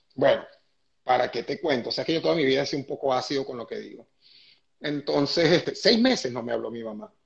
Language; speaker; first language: Spanish; native; Spanish